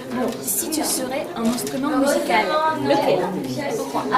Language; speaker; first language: French; non-native, learner; Russian